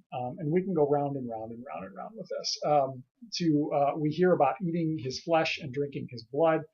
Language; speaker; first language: English; native; English